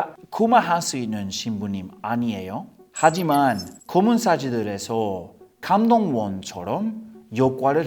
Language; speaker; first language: Korean; non-native, learner; English